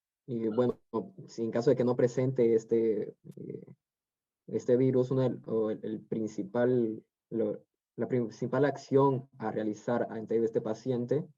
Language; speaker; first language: Spanish; native; Spanish